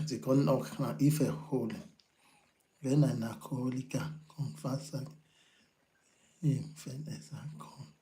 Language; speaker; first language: German; non-native, learner; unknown